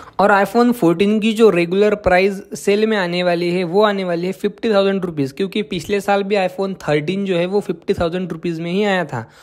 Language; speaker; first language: Hindi; non-native, local second language; Marathi